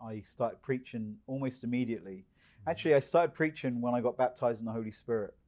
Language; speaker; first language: English; native; English